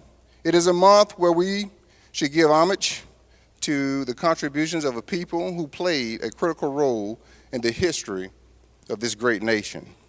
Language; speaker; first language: English; native; English